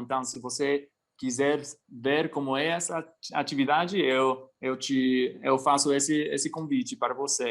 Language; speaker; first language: Portuguese; non-native, fluent; English